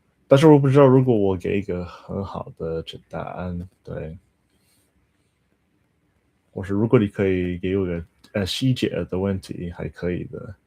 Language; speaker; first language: Chinese; non-native, learner; English